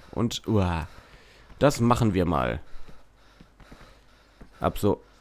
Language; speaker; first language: German; native; German